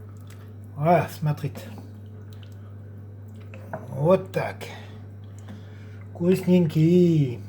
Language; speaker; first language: Russian; non-native, learner; French